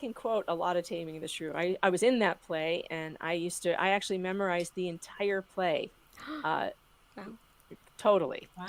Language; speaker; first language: English; native; English